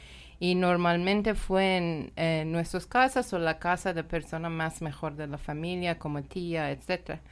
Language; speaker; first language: Spanish; non-native, fluent; Persian